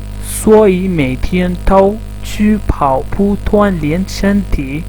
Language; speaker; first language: Chinese; non-native, fluent; Urdu